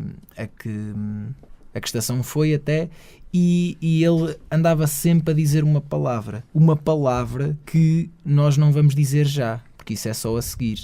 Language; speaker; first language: Portuguese; native; Portuguese